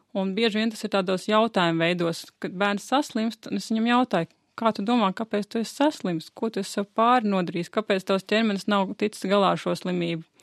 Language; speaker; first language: Latvian; native; Latvian